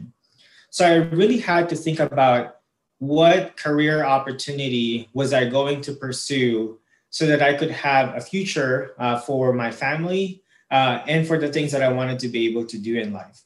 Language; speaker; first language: English; non-native, local second language; Filipino